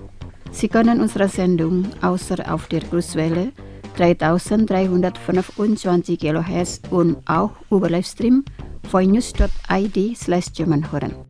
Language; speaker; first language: German; non-native, fluent; Indonesian